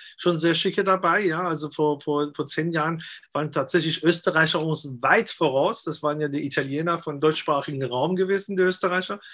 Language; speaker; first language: German; non-native, fluent; Persian